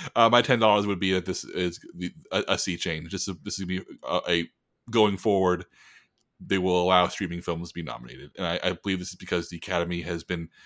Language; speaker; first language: English; native; English